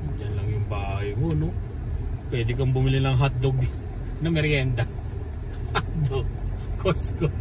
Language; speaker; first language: Filipino; native; Filipino